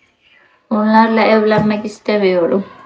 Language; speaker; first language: Turkish; non-native, learner; Uzbek